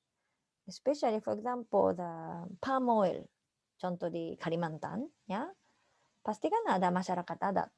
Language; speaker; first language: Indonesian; non-native, fluent; Japanese